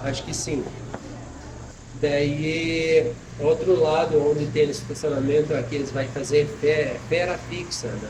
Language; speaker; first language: Portuguese; non-native, fluent; Arabic